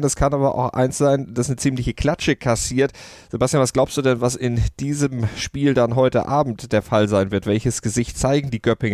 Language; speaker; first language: German; native; German